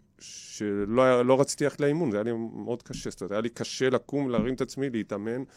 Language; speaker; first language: Hebrew; native; Hebrew